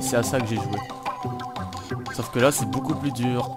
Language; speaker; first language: French; native; French